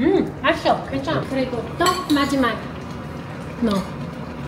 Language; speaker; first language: Korean; non-native, learner; German